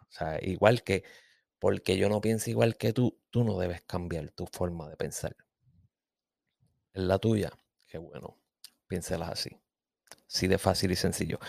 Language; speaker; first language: Spanish; native; Spanish